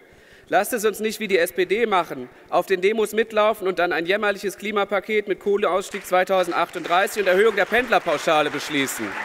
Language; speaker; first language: German; native; German